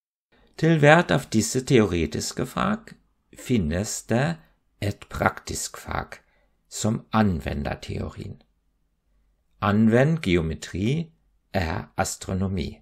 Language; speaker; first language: Norwegian; non-native, fluent; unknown